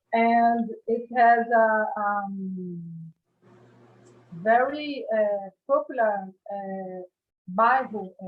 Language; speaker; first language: English; non-native, learner; Portuguese